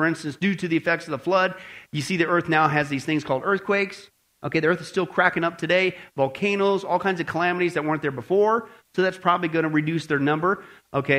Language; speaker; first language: English; native; English